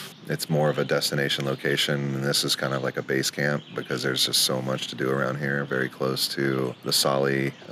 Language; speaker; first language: English; native; English